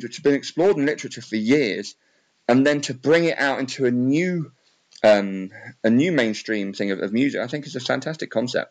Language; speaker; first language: English; native; English